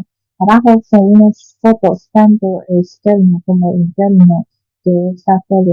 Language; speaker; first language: Spanish; non-native, fluent; Chinese